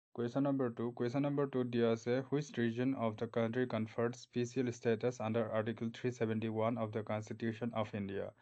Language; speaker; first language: English; non-native, local second language; Assamese